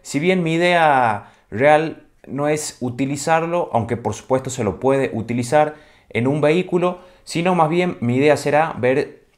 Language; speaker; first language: Spanish; native; Spanish